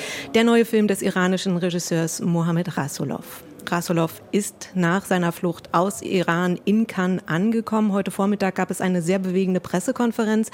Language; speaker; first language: German; native; German